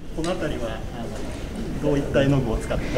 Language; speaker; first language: Japanese; native; Japanese